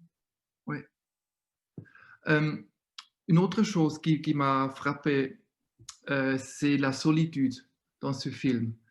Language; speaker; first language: French; non-native, fluent; German